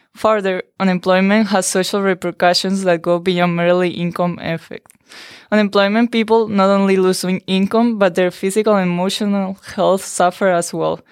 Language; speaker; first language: English; non-native, fluent; Spanish